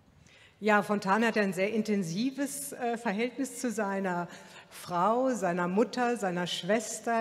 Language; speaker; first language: German; native; German